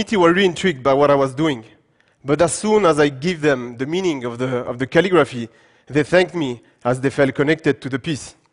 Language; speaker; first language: English; non-native, fluent; French